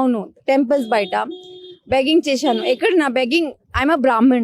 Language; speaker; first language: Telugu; non-native, local second language; Hindi